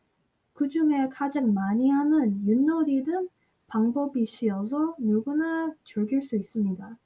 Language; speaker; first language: Korean; early bilingual, heritage; Korean